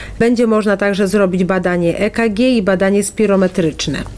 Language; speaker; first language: Polish; native; Polish